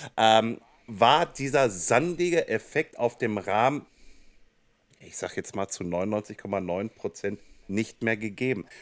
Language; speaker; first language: German; native; German